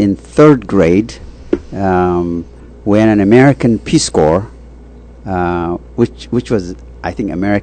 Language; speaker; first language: English; non-native, fluent; Tigrinya